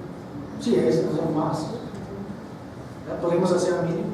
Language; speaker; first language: Spanish; non-native, fluent; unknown